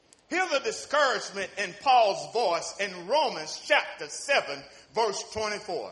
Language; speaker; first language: English; native; English